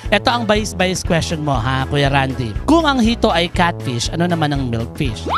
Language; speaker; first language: Filipino; native; Filipino